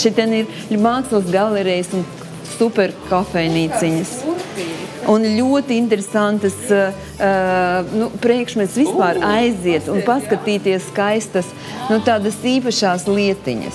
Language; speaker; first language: Latvian; non-native, local second language; Russian